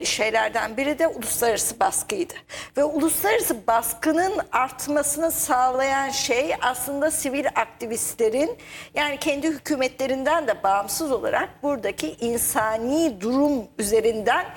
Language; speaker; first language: Turkish; native; Turkish